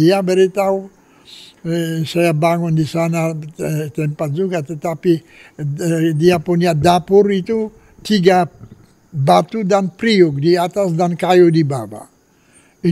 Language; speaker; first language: Indonesian; non-native, fluent; Polish